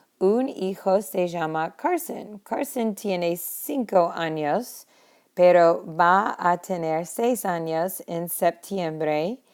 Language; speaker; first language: Spanish; non-native, fluent; English